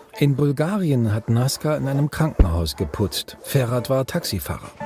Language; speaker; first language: German; native; German